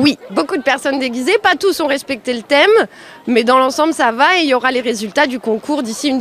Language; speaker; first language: French; native; French